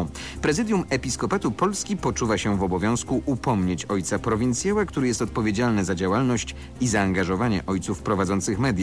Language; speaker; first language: Polish; native; Polish